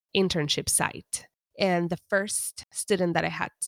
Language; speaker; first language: English; non-native, fluent; Spanish